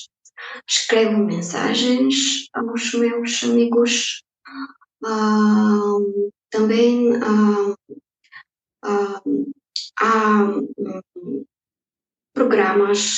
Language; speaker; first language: Portuguese; non-native, fluent; Bulgarian